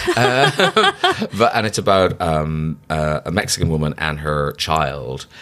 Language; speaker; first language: English; native; English